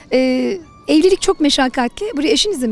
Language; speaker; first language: Turkish; native; Turkish